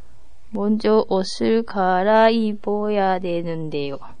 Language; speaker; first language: Korean; non-native, learner; Japanese